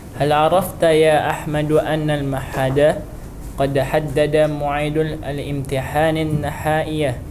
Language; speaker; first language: Arabic; non-native, learner; Indonesian